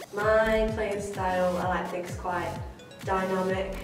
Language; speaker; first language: English; native; English